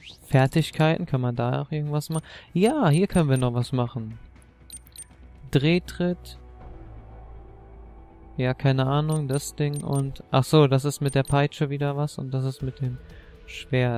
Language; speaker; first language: German; native; German